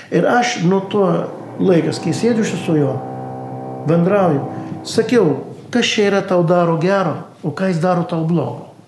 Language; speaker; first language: Lithuanian; non-native, learner; Arabic